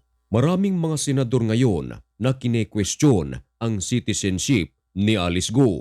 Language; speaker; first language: Filipino; native; Filipino